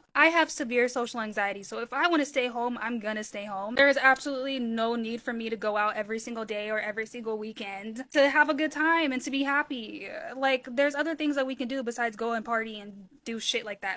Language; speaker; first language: English; native; English